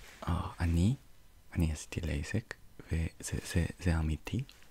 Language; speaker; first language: Hebrew; non-native, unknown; English